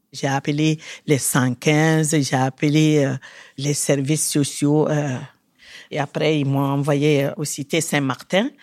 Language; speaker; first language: French; non-native, local second language; Bambara